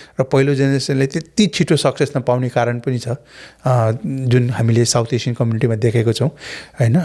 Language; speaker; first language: Nepali; native; Nepali